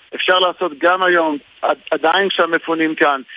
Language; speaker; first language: Hebrew; native; Hebrew